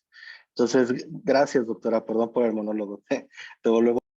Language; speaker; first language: Spanish; native; Spanish